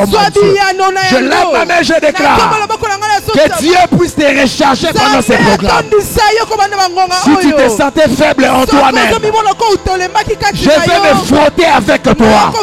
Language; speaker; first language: French; non-native, local second language; Lingala